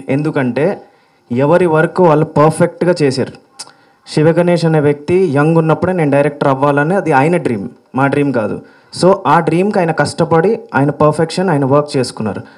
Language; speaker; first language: Telugu; native; Telugu